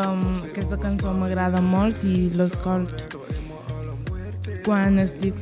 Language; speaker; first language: Catalan; non-native, learner; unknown